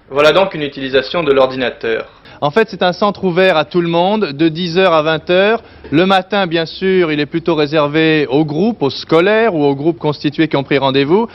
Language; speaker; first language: French; native; French